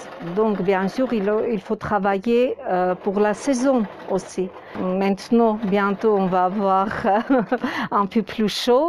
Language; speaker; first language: French; non-native, fluent; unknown